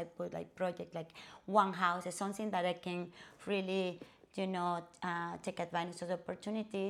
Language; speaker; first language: English; non-native, fluent; Spanish